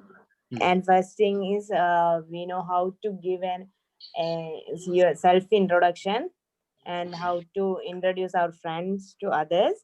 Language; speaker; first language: English; non-native, learner; Malayalam